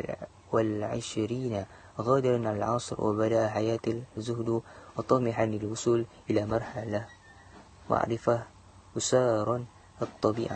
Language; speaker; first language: Arabic; non-native, learner; Malay